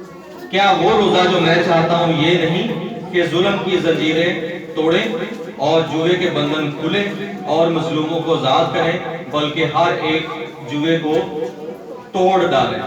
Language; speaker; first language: Urdu; native; Urdu